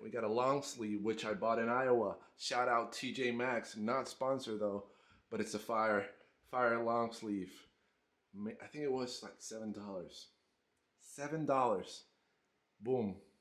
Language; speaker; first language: English; non-native, fluent; Spanish